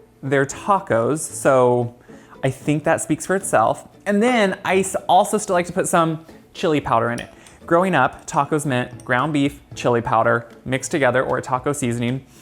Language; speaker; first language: English; native; English